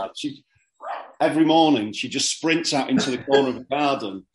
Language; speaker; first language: English; native; English